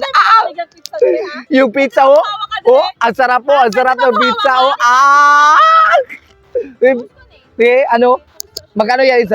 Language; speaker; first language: Filipino; non-native, local second language; Cebuano